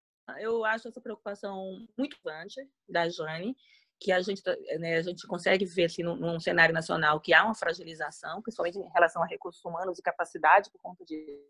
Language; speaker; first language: Portuguese; native; Portuguese